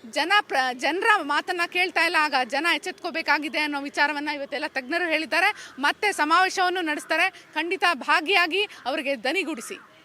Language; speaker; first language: Kannada; native; Kannada